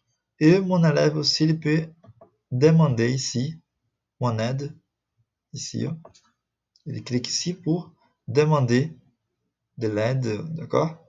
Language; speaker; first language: French; non-native, fluent; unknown